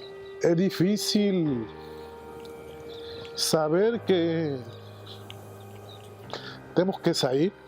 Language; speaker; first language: Portuguese; non-native, fluent; Spanish